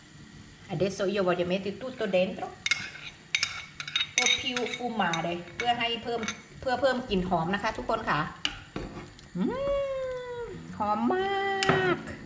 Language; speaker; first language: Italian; non-native, learner; Thai